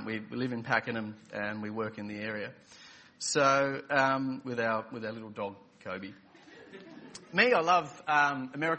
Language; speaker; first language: English; native; English